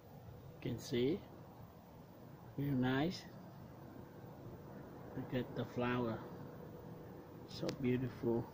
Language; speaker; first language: English; non-native, learner; Vietnamese